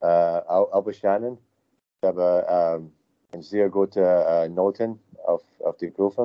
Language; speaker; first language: German; non-native, learner; English